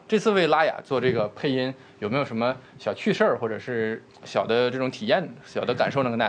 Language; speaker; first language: Chinese; native; Chinese